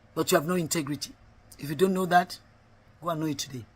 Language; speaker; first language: English; non-native, local second language; Yoruba